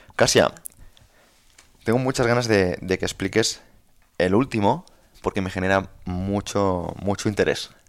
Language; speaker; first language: Spanish; native; Spanish